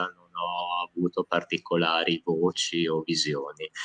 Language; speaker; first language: Italian; native; Italian